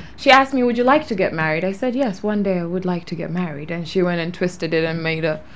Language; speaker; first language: English; non-native, local second language; Ganda